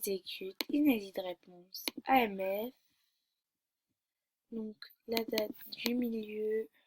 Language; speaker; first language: French; native; French